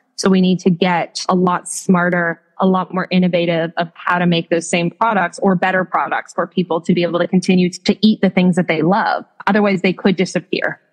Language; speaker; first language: English; native; English